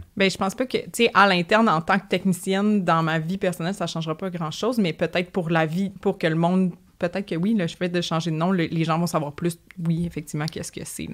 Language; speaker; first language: French; native; French